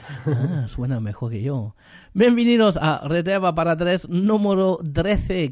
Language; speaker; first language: Spanish; non-native, learner; German